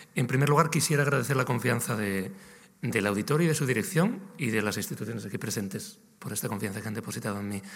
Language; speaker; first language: Spanish; native; Spanish